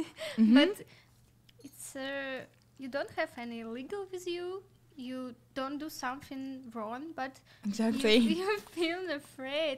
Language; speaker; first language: English; non-native, learner; Russian